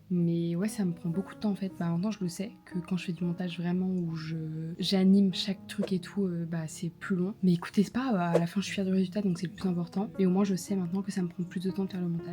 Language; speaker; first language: French; native; French